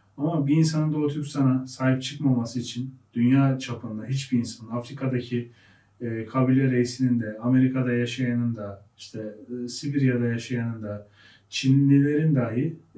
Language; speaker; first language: Turkish; native; Turkish